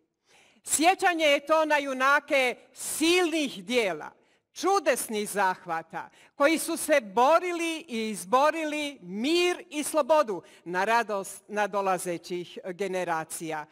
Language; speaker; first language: Bosnian; native; Bosnian